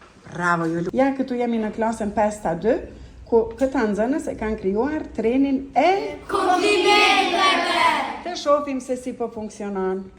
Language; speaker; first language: Albanian; native; Albanian